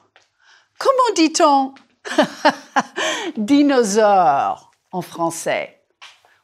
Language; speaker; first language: French; non-native, fluent; English